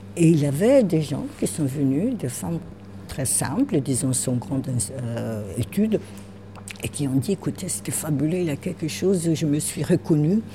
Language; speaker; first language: French; non-native, fluent; Portuguese